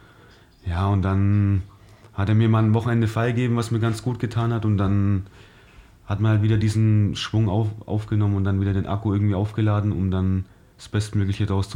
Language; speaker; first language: German; native; German